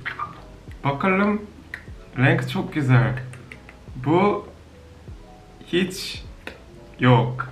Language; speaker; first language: Turkish; non-native, learner; Korean